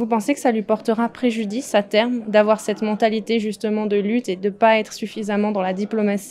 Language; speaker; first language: French; native; French